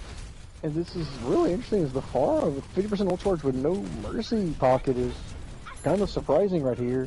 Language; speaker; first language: English; native; English